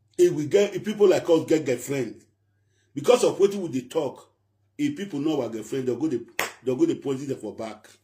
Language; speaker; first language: Nigerian Pidgin; native; Nigerian Pidgin